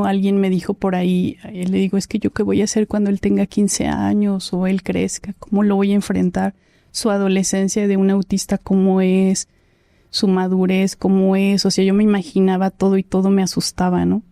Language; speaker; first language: Spanish; native; Spanish